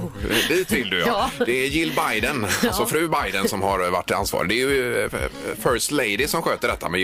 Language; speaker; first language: Swedish; native; Swedish